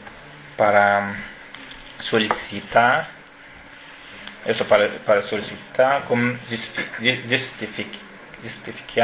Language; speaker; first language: Spanish; non-native, learner; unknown